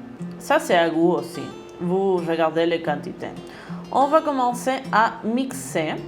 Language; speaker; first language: French; non-native, learner; Spanish